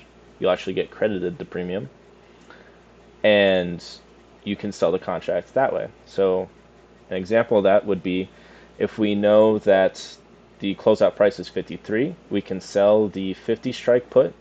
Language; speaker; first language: English; native; English